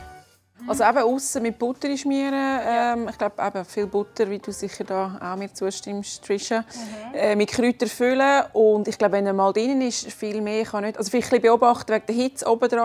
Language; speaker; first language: German; native; German